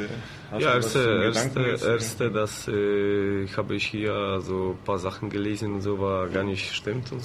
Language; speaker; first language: German; non-native, learner; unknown